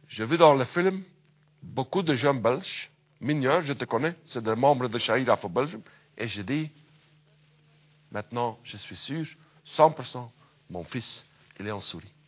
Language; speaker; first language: French; non-native, learner; Dutch